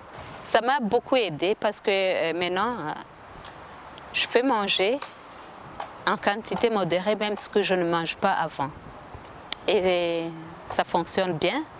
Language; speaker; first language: French; non-native, local second language; Kinyarwanda